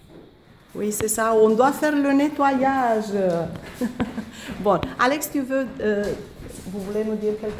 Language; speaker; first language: French; non-native, fluent; Romanian